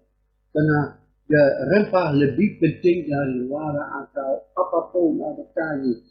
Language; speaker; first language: Indonesian; non-native, fluent; Dutch